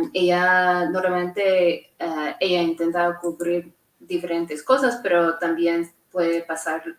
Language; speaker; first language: Spanish; non-native, fluent; English